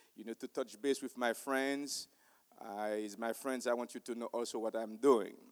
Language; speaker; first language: English; non-native, fluent; Haitian Creole